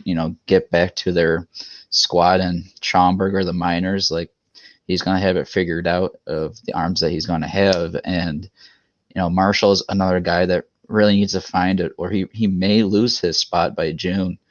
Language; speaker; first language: English; native; English